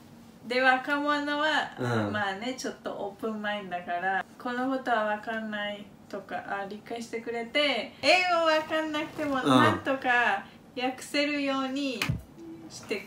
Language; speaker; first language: Japanese; non-native, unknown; Spanish